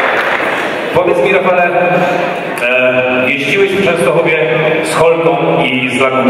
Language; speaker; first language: Polish; native; Polish